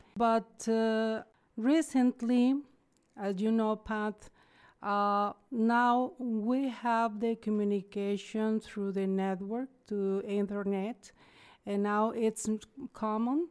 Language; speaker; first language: English; non-native, fluent; Spanish